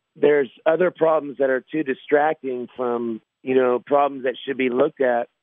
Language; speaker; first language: English; native; English